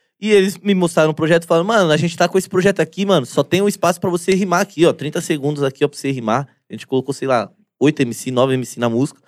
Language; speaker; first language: Portuguese; native; Portuguese